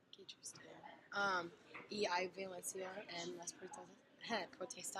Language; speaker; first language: Spanish; non-native, learner; English